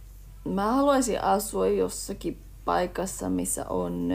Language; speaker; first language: Finnish; early bilingual, heritage; Finnish